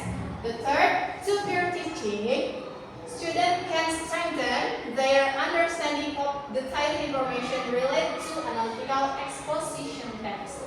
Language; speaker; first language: English; non-native, learner; Indonesian